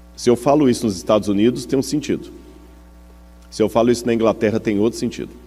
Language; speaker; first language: Portuguese; native; Portuguese